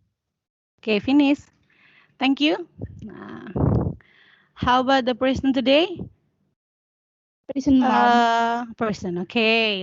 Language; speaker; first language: English; non-native, learner; Indonesian